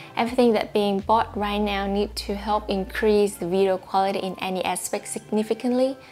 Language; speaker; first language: English; non-native, fluent; Vietnamese